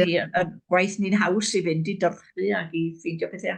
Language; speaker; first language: Welsh; native; Welsh